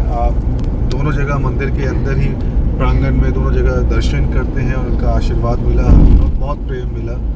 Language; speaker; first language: Hindi; native; Hindi